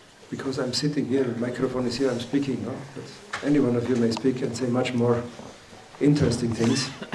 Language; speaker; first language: English; non-native, fluent; German